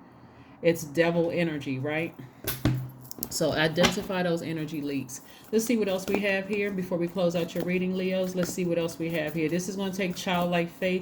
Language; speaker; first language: English; native; English